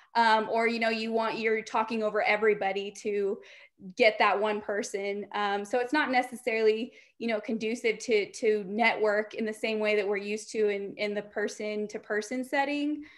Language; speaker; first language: English; native; English